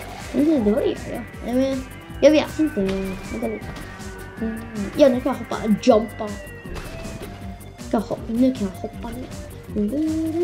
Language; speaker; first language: Swedish; non-native, learner; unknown